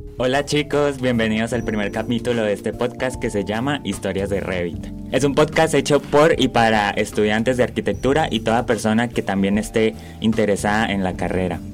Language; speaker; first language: Spanish; native; Spanish